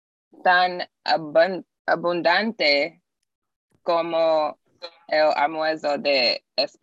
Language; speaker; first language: Spanish; non-native, learner; English